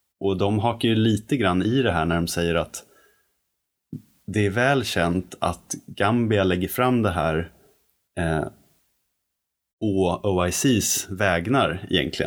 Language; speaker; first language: Swedish; native; Swedish